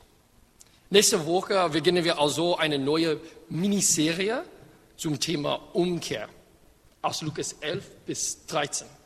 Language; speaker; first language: German; non-native, fluent; English